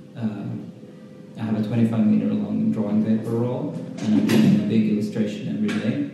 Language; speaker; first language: English; non-native, fluent; Finnish